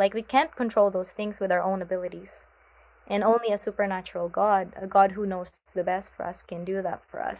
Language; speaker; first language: English; non-native, local second language; Filipino